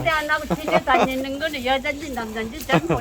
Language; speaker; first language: Korean; native; Korean